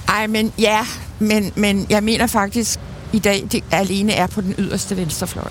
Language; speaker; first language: Danish; native; Danish